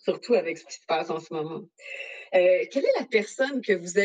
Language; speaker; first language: French; native; French